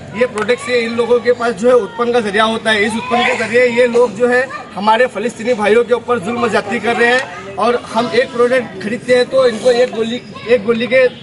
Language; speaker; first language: Hindi; native; Hindi